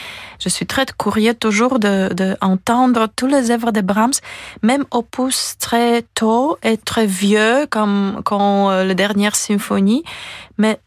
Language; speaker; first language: French; non-native, fluent; Polish